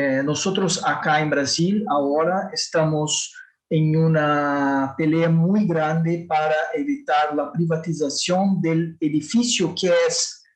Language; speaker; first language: Spanish; non-native, fluent; Portuguese